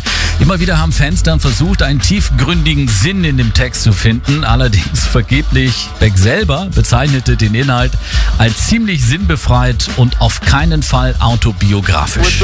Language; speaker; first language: German; native; German